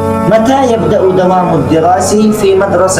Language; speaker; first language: Arabic; non-native, learner; Urdu